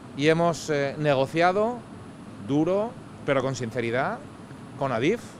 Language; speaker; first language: Spanish; native; Spanish